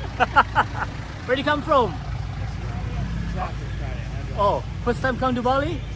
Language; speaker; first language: English; non-native, fluent; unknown